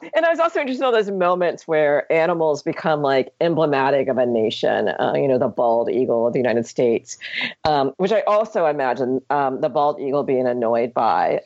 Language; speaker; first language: English; native; English